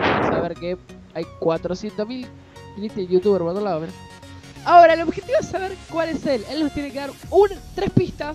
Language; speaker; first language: Spanish; native; Spanish